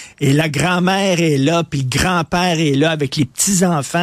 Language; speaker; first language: French; native; French